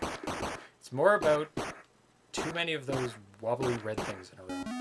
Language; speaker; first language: English; native; English